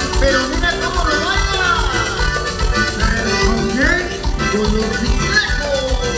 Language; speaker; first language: Spanish; native; Spanish